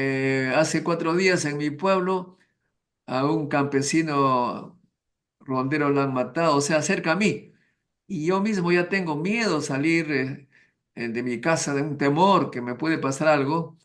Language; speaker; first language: Spanish; native; Spanish